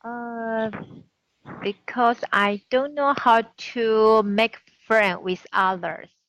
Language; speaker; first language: English; non-native, learner; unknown